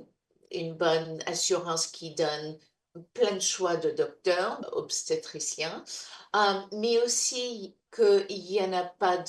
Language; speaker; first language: French; non-native, fluent; English